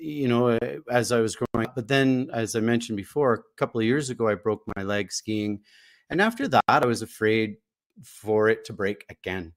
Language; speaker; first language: English; native; English